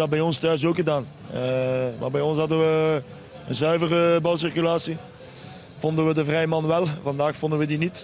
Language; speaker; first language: Dutch; native; Dutch